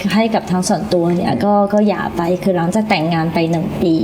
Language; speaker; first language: Thai; early bilingual, other home language; Chinese